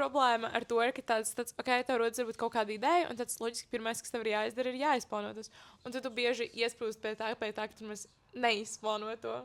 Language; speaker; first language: Latvian; native; Latvian